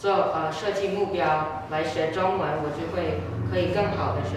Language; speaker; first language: Chinese; non-native, learner; English